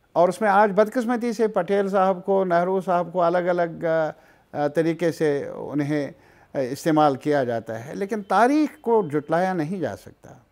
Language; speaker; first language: Urdu; non-native, local second language; Kashmiri